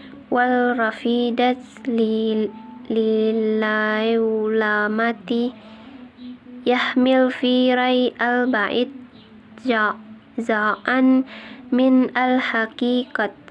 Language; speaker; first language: Arabic; non-native, learner; Indonesian